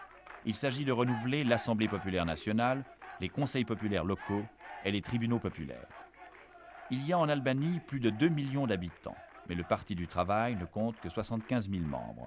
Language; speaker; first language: French; native; French